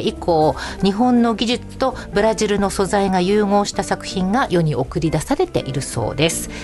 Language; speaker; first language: Japanese; native; Japanese